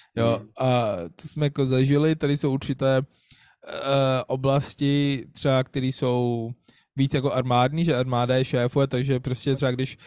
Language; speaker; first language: Czech; non-native, fluent; Urdu